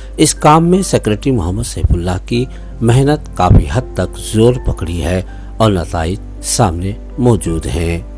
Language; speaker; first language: Urdu; native; Urdu